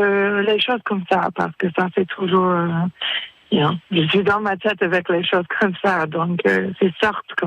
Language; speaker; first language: French; non-native, fluent; English